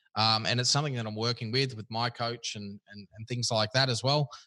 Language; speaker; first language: English; native; English